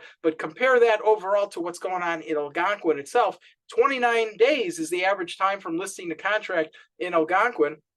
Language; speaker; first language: English; native; English